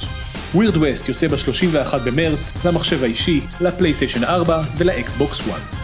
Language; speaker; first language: Hebrew; native; Hebrew